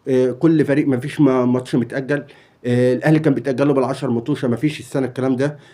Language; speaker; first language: Arabic; native; Arabic